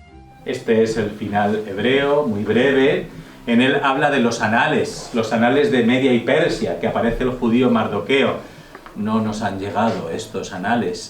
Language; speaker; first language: Spanish; native; Spanish